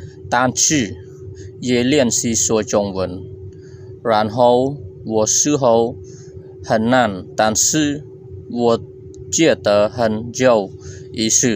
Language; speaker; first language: Chinese; non-native, fluent; Khmer